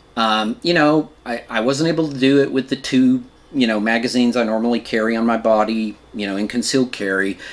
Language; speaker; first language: English; native; English